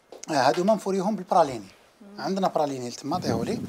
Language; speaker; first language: Arabic; native; Arabic